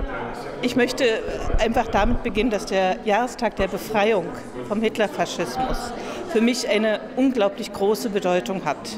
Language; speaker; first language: German; native; German